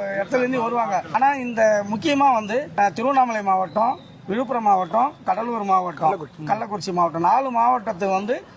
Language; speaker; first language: Tamil; native; Tamil